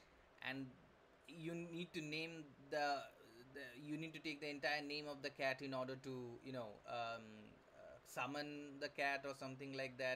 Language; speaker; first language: English; non-native, local second language; Bangla